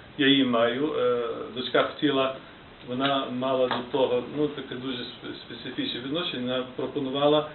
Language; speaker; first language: Ukrainian; early bilingual, heritage; Ukrainian